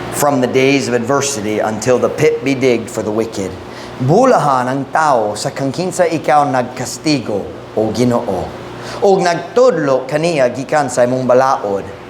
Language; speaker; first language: Cebuano; non-native, fluent; English